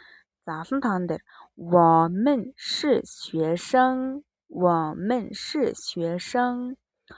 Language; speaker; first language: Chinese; non-native, fluent; Mongolian